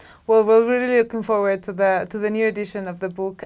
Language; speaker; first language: English; non-native, fluent; Spanish